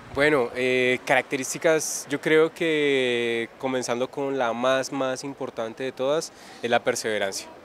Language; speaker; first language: Spanish; native; Spanish